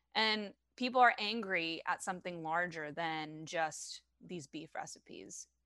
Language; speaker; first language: English; non-native, fluent; French